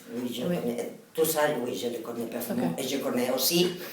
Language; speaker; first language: French; non-native, learner; Catalan